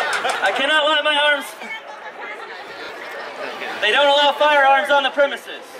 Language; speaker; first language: English; native; English